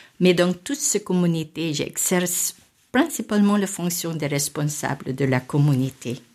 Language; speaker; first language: French; non-native, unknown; Filipino